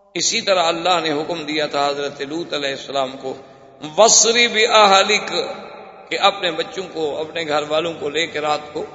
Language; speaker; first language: Urdu; native; Urdu